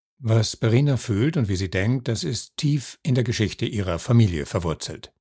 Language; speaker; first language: German; native; German